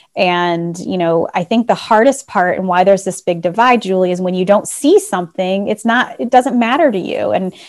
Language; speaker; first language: English; native; English